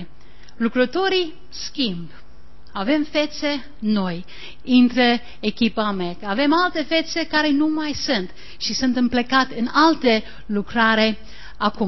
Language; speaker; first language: Romanian; non-native, learner; English